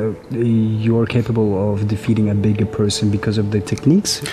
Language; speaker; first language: English; non-native, fluent; Russian